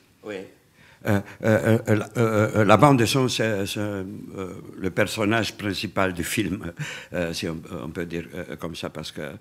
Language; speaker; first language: French; non-native, fluent; Romanian